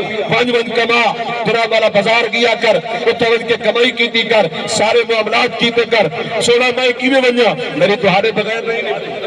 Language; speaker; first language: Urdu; non-native, local second language; Saraiki